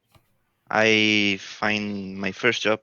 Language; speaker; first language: English; non-native, learner; Spanish